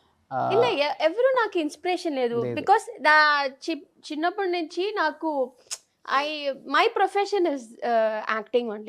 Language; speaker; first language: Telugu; non-native, fluent; Tamil